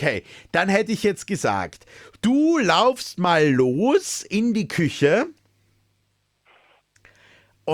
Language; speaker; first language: German; native; German